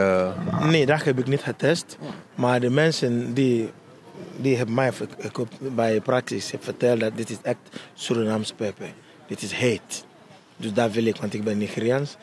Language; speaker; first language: Dutch; non-native, learner; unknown